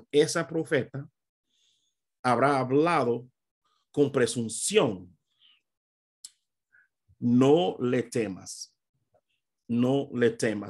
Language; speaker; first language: Spanish; non-native, fluent; English